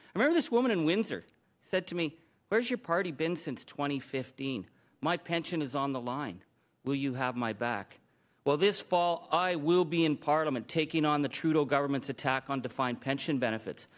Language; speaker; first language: English; native; English